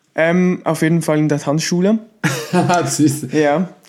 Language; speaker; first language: German; native; German